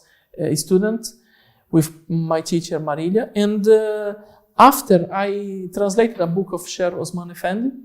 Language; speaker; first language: English; non-native, learner; Portuguese